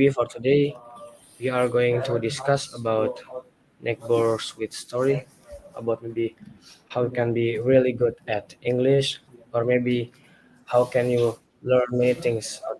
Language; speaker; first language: English; non-native, learner; Indonesian